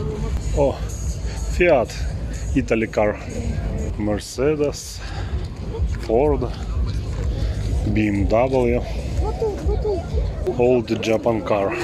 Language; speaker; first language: English; non-native, learner; Russian